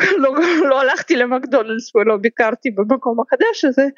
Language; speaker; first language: Hebrew; non-native, fluent; Russian